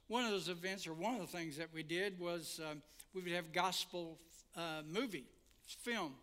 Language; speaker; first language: English; native; English